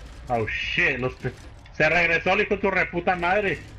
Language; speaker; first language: Spanish; early bilingual, heritage; Spanish